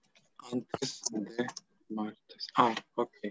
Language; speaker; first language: Spanish; non-native, learner; Russian